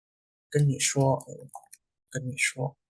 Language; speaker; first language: Chinese; non-native, fluent; Indonesian